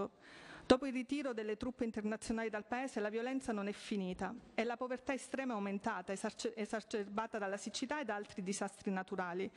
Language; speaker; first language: Italian; native; Italian